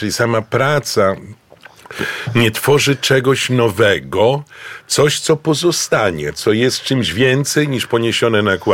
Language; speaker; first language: Polish; native; Polish